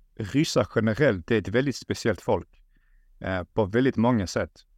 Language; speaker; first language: Swedish; early bilingual, other home language; Russian